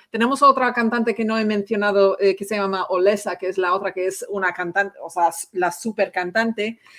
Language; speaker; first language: Spanish; non-native, fluent; English